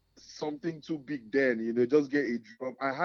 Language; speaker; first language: English; non-native, local second language; Yoruba